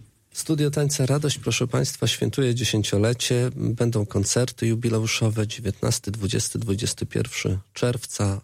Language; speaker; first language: Polish; native; Polish